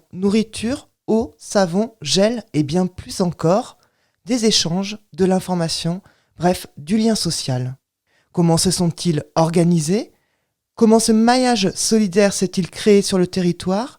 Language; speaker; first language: French; native; French